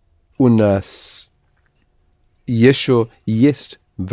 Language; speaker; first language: Russian; non-native, learner; English